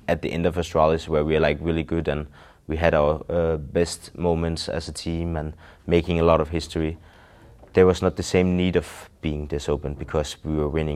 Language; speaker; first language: English; non-native, fluent; Danish